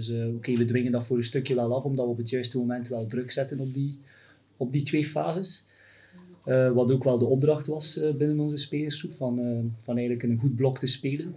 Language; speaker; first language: Dutch; native; Dutch